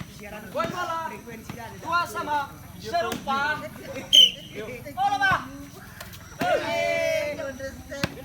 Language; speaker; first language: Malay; non-native, local second language; Nias